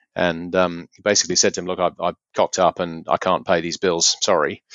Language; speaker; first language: English; native; English